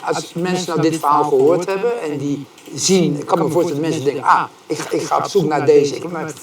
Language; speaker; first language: Dutch; native; Dutch